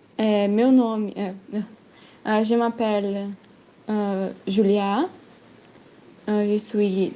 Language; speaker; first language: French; non-native, learner; Portuguese